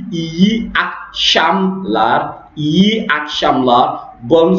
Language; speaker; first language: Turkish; non-native, learner; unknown